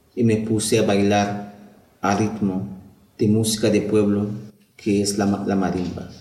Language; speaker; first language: Spanish; non-native, local second language; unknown